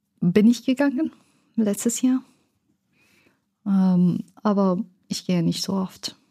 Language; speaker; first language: German; non-native, learner; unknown